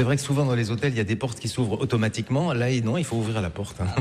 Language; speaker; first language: French; native; French